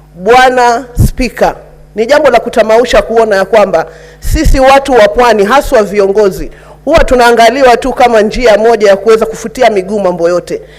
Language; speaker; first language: Swahili; native; Swahili